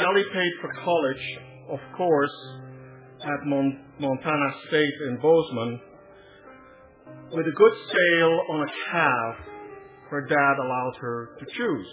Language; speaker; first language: English; non-native, fluent; Dutch